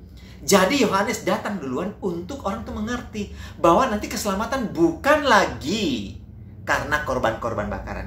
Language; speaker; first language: Indonesian; native; Indonesian